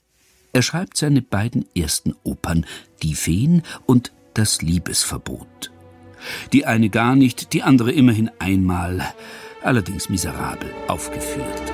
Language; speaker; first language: German; native; German